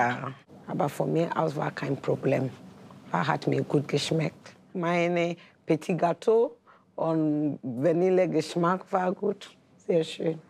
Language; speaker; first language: German; non-native, learner; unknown